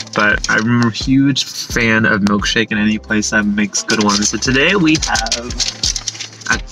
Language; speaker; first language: English; native; English